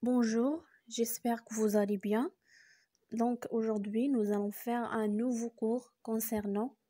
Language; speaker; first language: French; non-native, local second language; Arabic